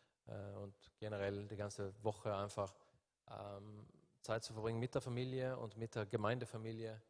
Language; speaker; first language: German; non-native, fluent; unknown